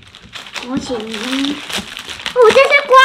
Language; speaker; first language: Chinese; native; Chinese